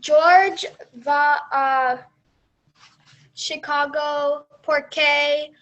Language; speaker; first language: Spanish; non-native, learner; English